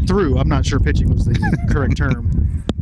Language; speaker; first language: English; native; English